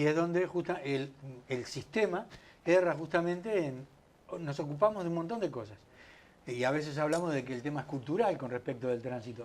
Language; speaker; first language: Spanish; native; Spanish